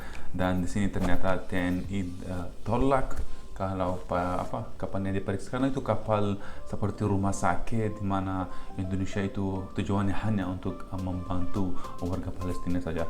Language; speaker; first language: Indonesian; non-native, fluent; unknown